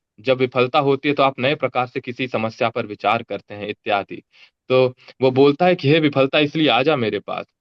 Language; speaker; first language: Hindi; native; Hindi